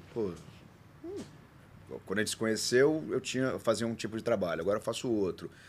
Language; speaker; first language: Portuguese; native; Portuguese